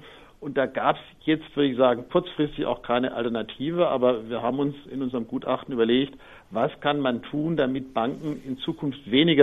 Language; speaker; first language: German; native; German